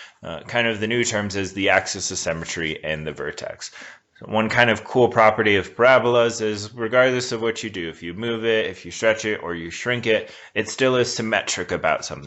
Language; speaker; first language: English; native; English